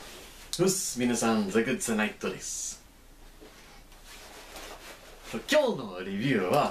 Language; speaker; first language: Japanese; non-native, learner; English